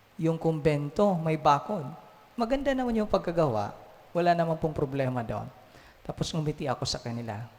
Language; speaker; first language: Filipino; native; Filipino